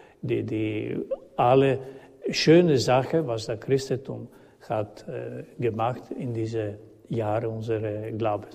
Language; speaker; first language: German; non-native, learner; Croatian